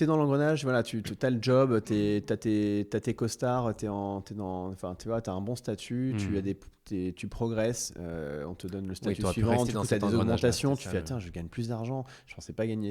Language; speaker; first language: French; native; French